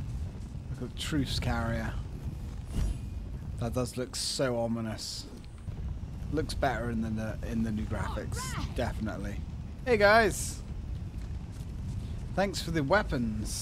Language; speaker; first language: English; native; English